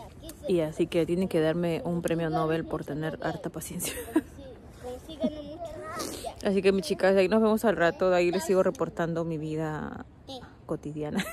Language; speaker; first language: Spanish; native; Spanish